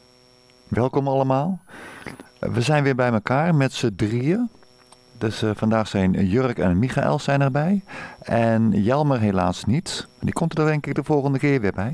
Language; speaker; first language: Dutch; native; Dutch